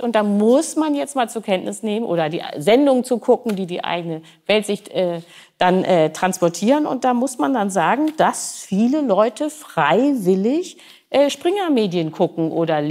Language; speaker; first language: German; native; German